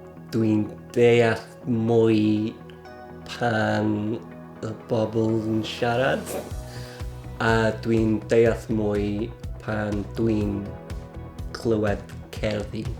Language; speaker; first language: Welsh; non-native, learner; English